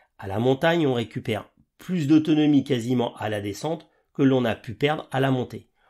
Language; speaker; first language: French; native; French